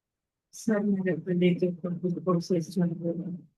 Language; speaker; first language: Hindi; native; Hindi